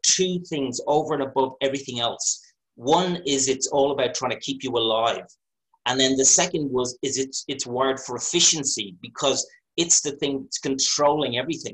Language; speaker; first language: English; native; English